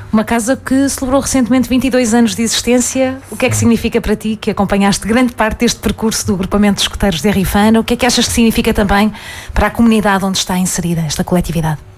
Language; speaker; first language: Portuguese; native; Portuguese